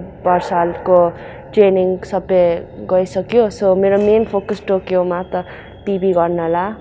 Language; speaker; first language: Nepali; early bilingual, heritage; Nepali